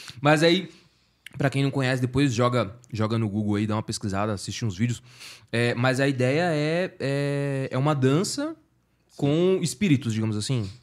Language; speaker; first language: Portuguese; native; Portuguese